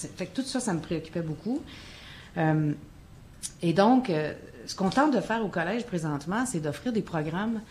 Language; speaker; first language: French; native; French